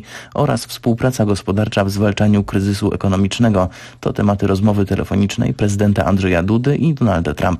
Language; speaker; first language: Polish; native; Polish